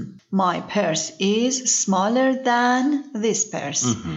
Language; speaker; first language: English; non-native, learner; Persian